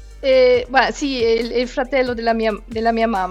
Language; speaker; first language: Italian; non-native, learner; Spanish